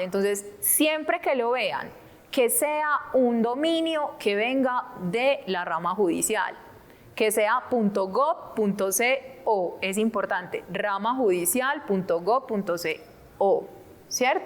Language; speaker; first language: Spanish; native; Spanish